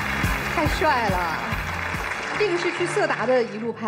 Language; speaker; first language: Chinese; native; Chinese